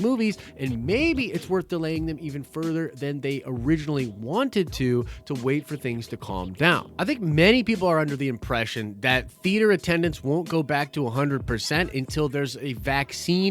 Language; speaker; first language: English; native; English